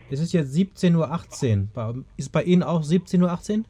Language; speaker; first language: German; native; German